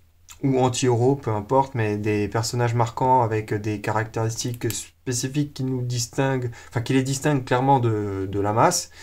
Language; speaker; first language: French; native; French